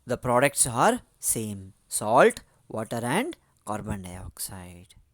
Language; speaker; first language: English; non-native, local second language; Kannada